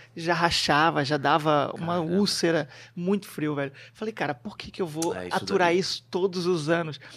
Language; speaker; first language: Portuguese; native; Portuguese